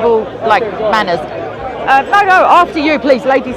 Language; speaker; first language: English; native; English